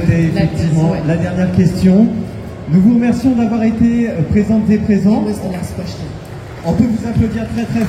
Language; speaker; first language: French; native; French